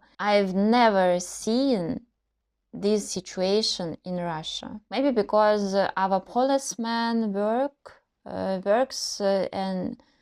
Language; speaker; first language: English; non-native, learner; Russian